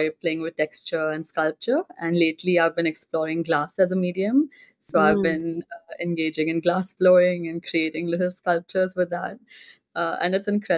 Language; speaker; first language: English; non-native, local second language; Hindi